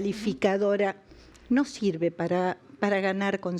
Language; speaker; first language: Spanish; native; Spanish